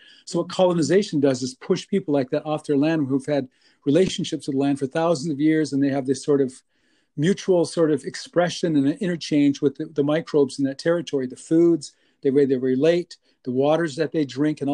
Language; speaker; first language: English; native; English